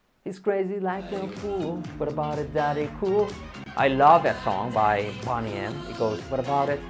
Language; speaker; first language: English; non-native, fluent; Spanish